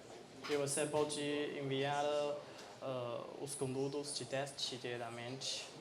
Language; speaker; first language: Portuguese; non-native, fluent; Chinese